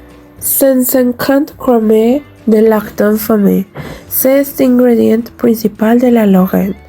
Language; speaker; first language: French; non-native, learner; Spanish